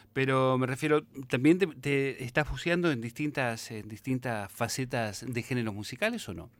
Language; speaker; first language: Spanish; native; Spanish